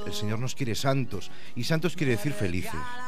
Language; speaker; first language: Spanish; native; Spanish